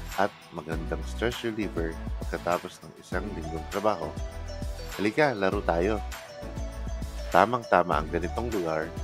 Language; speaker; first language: Filipino; native; Filipino